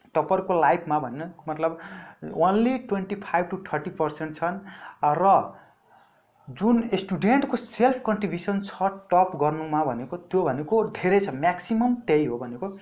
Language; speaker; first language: Nepali; non-native, local second language; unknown